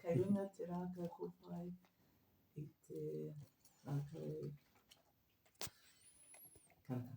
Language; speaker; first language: Māori; non-native, learner; English